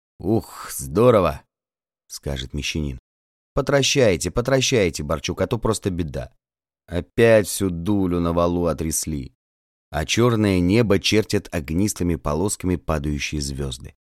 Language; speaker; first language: Russian; native; Russian